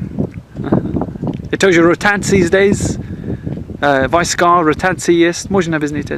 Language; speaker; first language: Russian; non-native, learner; English